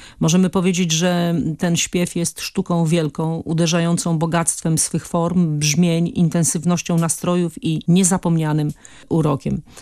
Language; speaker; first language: Polish; native; Polish